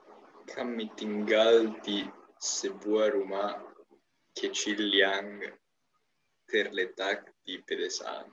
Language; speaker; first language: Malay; non-native, learner; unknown